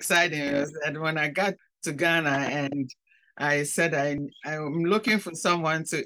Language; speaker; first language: English; non-native, local second language; Akan